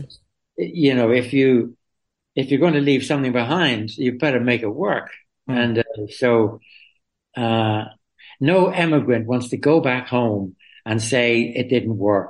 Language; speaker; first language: English; native; English